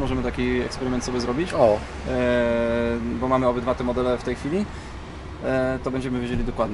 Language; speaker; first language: Polish; native; Polish